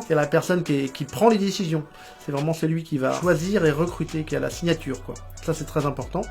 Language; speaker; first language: French; native; French